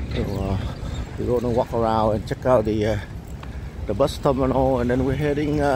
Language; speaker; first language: English; non-native, fluent; Vietnamese